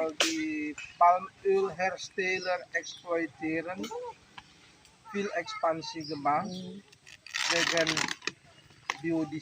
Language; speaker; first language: German; non-native, learner; Indonesian